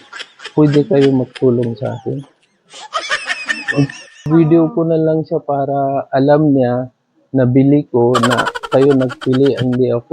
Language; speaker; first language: Filipino; non-native, learner; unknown